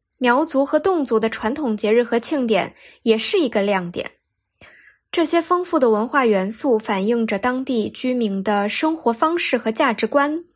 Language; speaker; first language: Chinese; native; Chinese